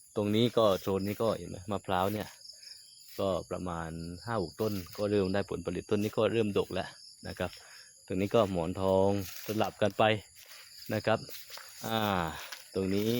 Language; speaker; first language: Thai; non-native, local second language; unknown